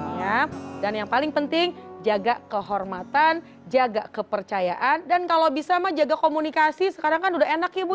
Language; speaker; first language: Indonesian; native; Indonesian